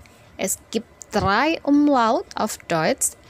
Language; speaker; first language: German; non-native, fluent; Indonesian